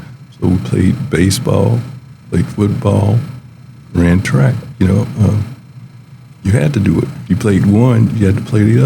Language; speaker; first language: English; native; English